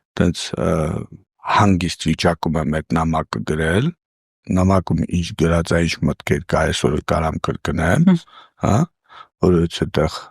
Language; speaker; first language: Armenian; native; Armenian